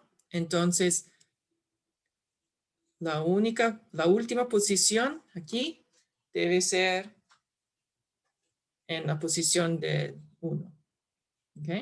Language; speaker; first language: Spanish; non-native, fluent; English